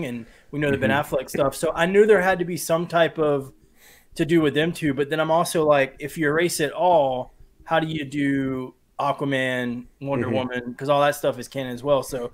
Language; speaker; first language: English; native; English